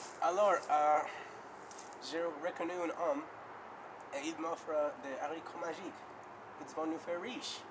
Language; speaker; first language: French; non-native, learner; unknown